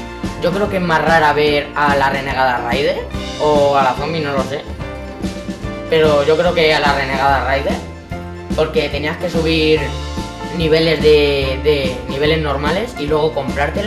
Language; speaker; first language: Spanish; native; Spanish